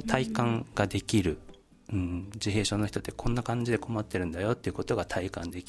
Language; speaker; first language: Japanese; native; Japanese